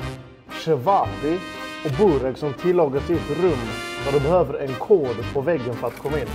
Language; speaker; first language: Swedish; native; Swedish